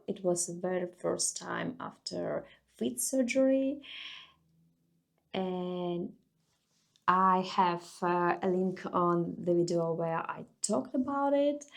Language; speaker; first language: English; non-native, fluent; Russian